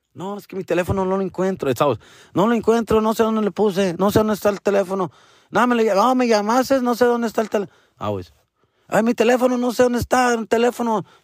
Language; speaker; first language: Spanish; early bilingual, heritage; Spanish